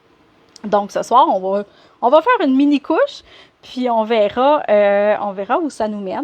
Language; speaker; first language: French; native; French